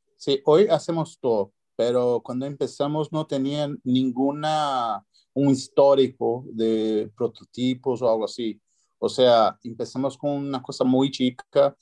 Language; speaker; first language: Spanish; non-native, fluent; Portuguese